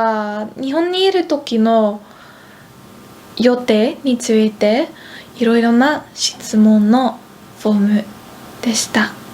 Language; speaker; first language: Japanese; non-native, fluent; Dutch